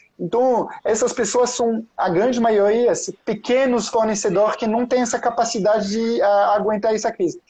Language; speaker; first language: Portuguese; non-native, fluent; French